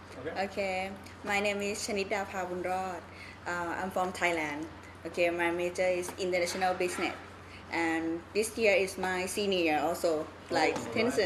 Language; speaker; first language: English; non-native, learner; Thai